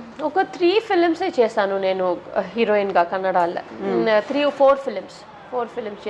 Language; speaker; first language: Telugu; non-native, local second language; Tamil